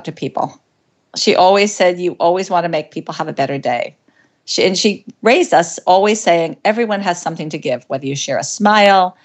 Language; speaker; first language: English; native; English